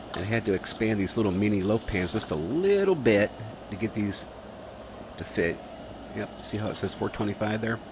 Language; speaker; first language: English; native; English